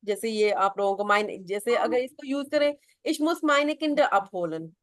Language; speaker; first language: German; non-native, fluent; Urdu